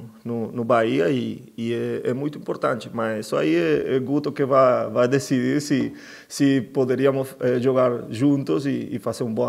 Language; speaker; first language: Portuguese; non-native, fluent; Spanish